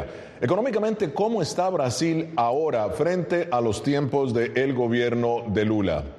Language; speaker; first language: Spanish; native; Spanish